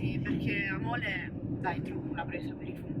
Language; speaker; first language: Italian; native; Italian